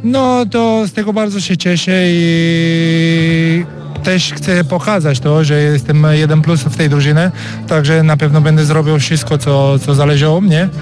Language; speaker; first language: Polish; non-native, learner; Romanian